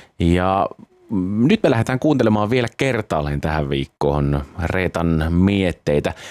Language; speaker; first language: Finnish; native; Finnish